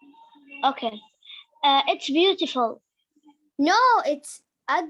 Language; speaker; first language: English; non-native, learner; Arabic